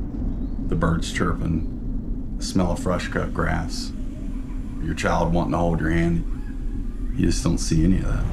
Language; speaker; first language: English; native; English